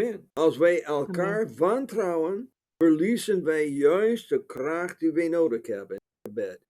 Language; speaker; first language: Dutch; non-native, fluent; English